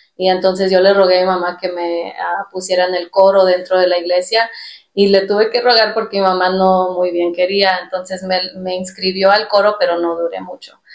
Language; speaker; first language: Spanish; early bilingual, heritage; Spanish